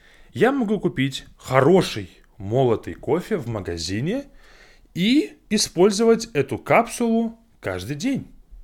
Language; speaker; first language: Russian; non-native, fluent; English